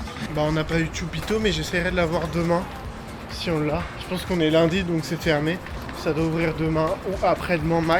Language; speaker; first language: French; native; French